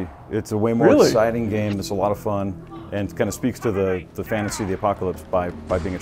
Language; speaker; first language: English; native; English